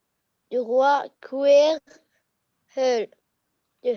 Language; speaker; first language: French; non-native, learner; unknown